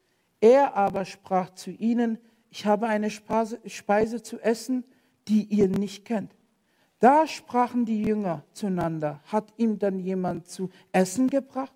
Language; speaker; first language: German; non-native, fluent; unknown